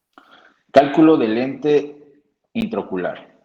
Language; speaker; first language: Spanish; native; Spanish